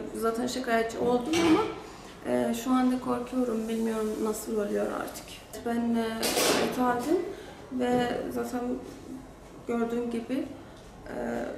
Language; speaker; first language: Turkish; non-native, learner; Persian